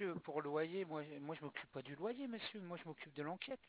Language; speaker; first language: French; native; French